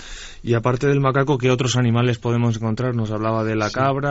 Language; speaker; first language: Spanish; native; Spanish